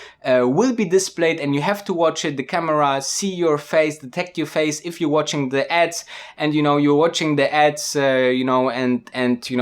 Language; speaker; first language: English; non-native, fluent; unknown